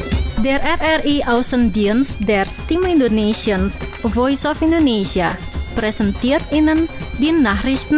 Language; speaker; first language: German; non-native, fluent; Indonesian